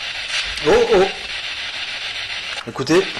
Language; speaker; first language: French; native; French